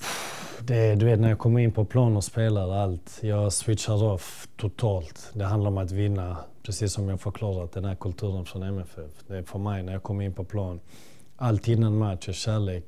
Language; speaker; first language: Swedish; early bilingual, other home language; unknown